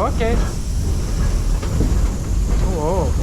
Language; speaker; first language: English; non-native, learner; Lithuanian